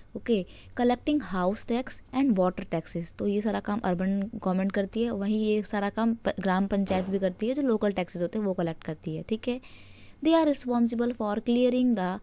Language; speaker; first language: Hindi; native; Hindi